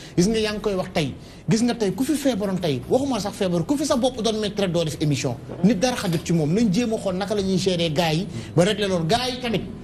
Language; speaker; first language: Wolof; native; Wolof